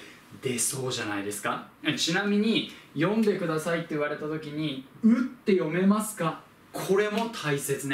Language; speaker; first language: Japanese; native; Japanese